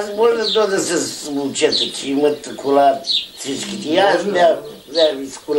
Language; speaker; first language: Bulgarian; early bilingual, heritage; Bulgarian